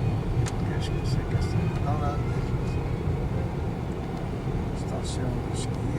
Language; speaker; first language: French; non-native, local second language; Dutch